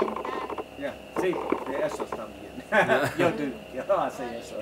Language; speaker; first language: Spanish; non-native, learner; English